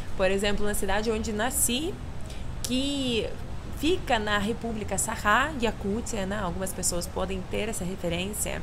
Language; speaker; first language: Portuguese; non-native, fluent; Russian